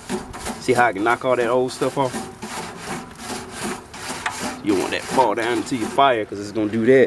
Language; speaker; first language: English; native; English